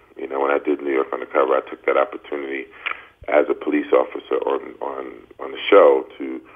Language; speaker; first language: English; native; English